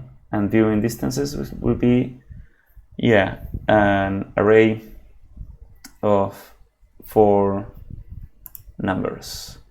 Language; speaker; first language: English; non-native, fluent; Spanish